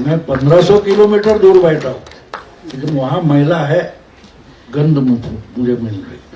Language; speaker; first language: Hindi; non-native, local second language; Marathi